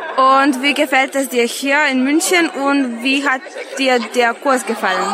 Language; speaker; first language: German; non-native, fluent; Serbian